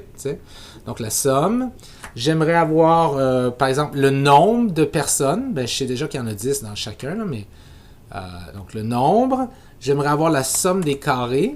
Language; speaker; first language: French; native; French